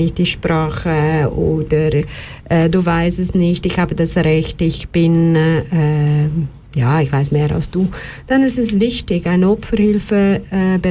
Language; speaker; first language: German; non-native, fluent; Portuguese